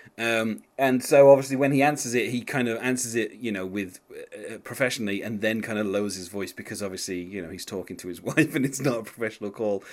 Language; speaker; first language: English; native; English